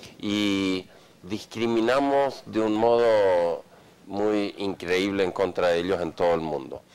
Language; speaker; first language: Spanish; non-native, fluent; Swedish